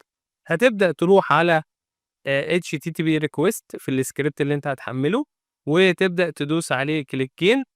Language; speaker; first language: Arabic; native; Arabic